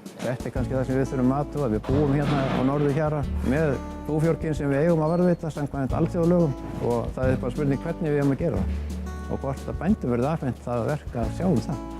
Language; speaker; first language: Icelandic; native; Icelandic